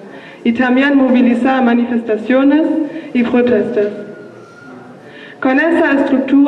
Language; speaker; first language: Spanish; non-native, learner; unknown